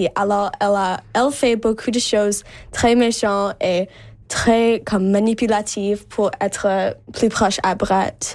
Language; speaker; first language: French; non-native, local second language; English